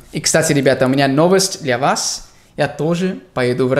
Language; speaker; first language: Russian; non-native, fluent; English